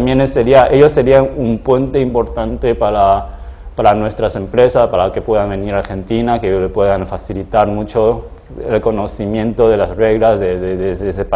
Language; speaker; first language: Spanish; non-native, fluent; Chinese